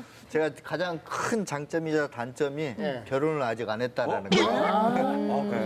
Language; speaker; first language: Korean; native; Korean